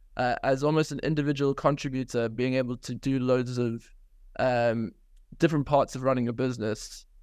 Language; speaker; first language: English; native; English